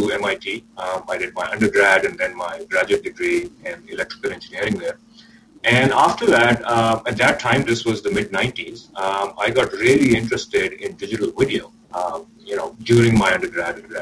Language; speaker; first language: English; non-native, local second language; Urdu